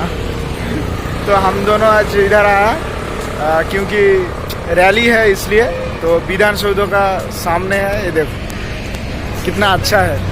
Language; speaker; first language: Hindi; non-native, local second language; Bangla